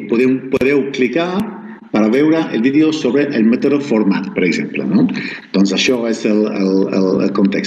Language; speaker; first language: Catalan; non-native, fluent; Spanish